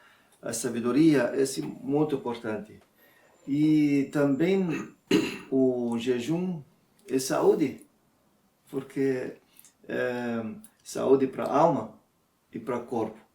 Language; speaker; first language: Portuguese; non-native, learner; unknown